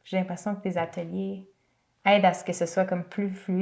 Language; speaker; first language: French; native; French